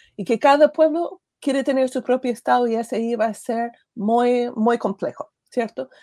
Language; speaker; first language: Spanish; non-native, fluent; English